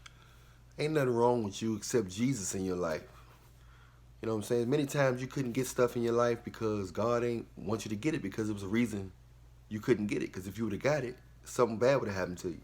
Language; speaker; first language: English; native; English